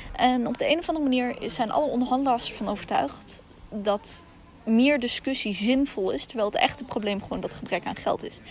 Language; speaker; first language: Dutch; early bilingual, other home language; Russian